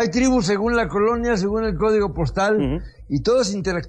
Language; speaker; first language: Spanish; native; Spanish